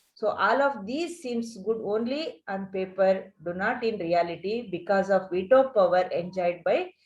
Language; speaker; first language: English; non-native, local second language; Kannada